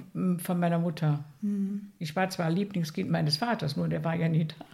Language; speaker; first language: German; native; German